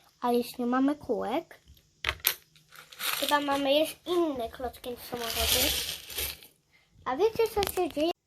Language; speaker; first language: Polish; early bilingual, heritage; Polish